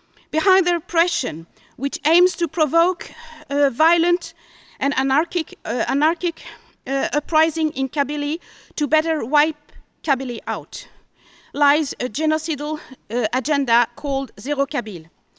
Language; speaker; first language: English; non-native, fluent; Kabyle